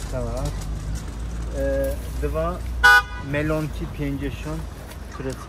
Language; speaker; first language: Polish; non-native, learner; Turkish